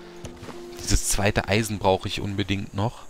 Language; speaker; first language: German; native; German